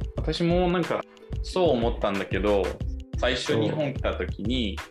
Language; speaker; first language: Japanese; non-native, fluent; Portuguese